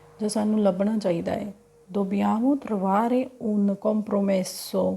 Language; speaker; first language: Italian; non-native, fluent; Punjabi